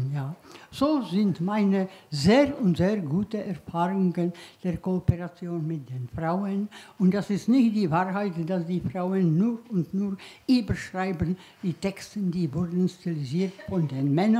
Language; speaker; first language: German; non-native, learner; Czech